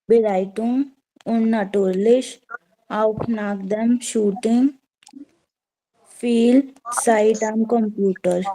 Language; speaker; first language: German; non-native, learner; Hindi